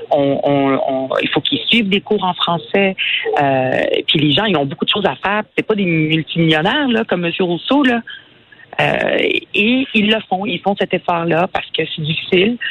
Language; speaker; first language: French; early bilingual, other home language; Arabic